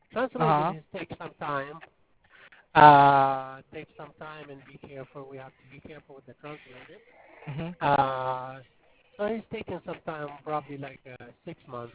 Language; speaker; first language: English; non-native, fluent; Arabic